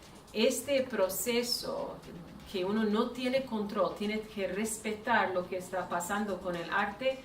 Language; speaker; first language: Spanish; non-native, fluent; English